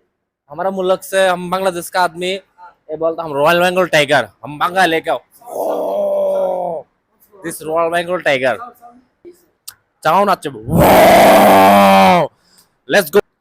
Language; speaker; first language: Hindi; non-native, learner; Bangla